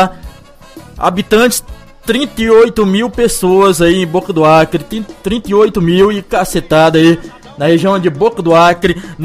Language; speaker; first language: Portuguese; native; Portuguese